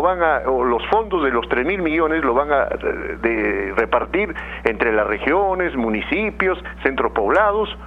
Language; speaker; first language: Spanish; native; Spanish